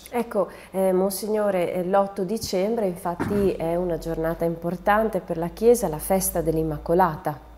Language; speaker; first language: Italian; native; Italian